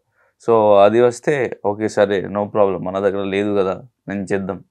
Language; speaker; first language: Telugu; non-native, learner; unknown